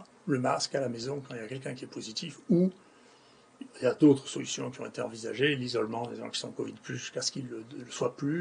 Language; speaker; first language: French; native; French